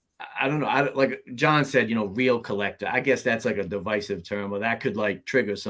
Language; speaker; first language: English; native; English